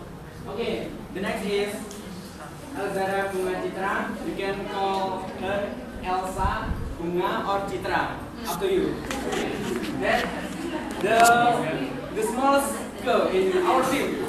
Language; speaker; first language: English; non-native, learner; Indonesian